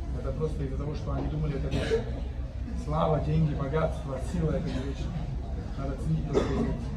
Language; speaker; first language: Russian; non-native, local second language; Uzbek